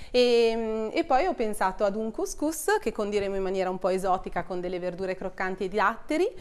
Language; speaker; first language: Italian; native; Italian